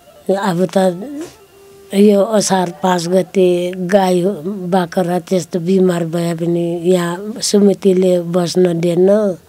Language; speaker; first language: Nepali; non-native, local second language; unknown